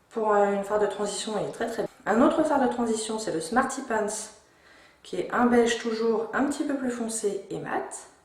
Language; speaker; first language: French; native; French